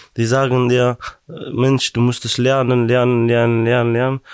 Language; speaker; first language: German; non-native, learner; Persian